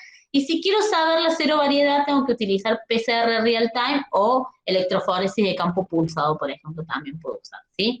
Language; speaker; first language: Spanish; native; Spanish